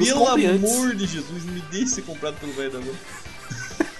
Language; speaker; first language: Portuguese; native; Portuguese